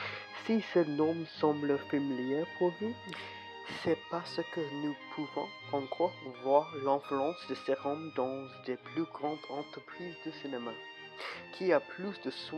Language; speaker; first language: French; non-native, learner; English